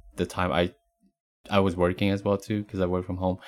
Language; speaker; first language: English; native; English